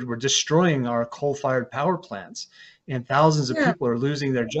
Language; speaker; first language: English; native; English